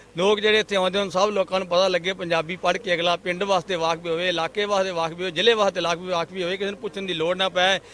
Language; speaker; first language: Punjabi; native; Punjabi